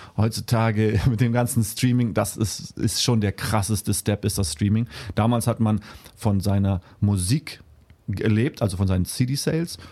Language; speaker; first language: German; native; German